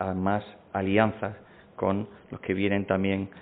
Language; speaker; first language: Spanish; native; Spanish